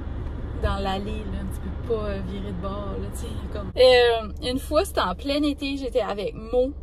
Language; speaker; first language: French; native; French